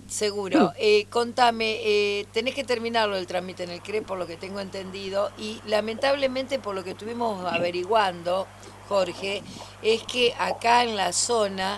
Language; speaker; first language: Spanish; native; Spanish